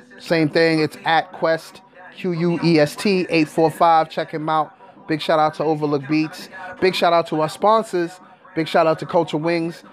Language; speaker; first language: English; native; English